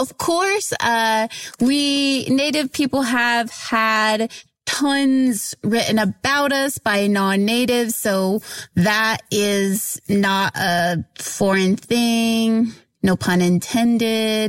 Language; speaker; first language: English; native; English